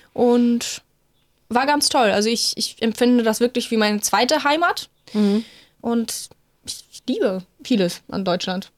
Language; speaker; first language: German; non-native, fluent; Bulgarian